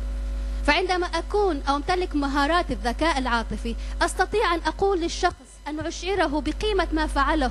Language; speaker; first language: Arabic; native; Arabic